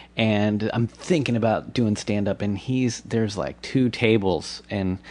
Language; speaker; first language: English; native; English